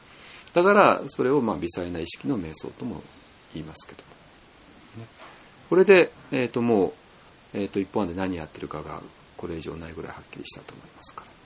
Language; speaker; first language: Japanese; native; Japanese